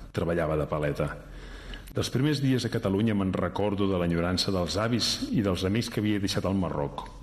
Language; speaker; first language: Catalan; early bilingual, other home language; Riffian